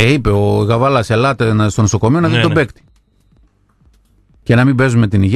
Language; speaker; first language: Greek; native; Greek